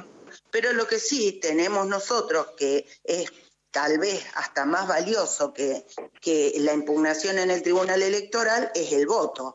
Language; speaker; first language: Spanish; native; Spanish